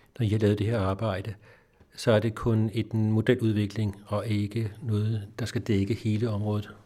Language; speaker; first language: Danish; native; Danish